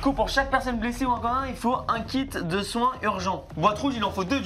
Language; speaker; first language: French; native; French